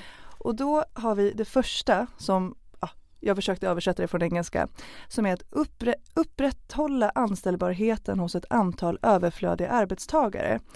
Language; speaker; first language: Swedish; native; Swedish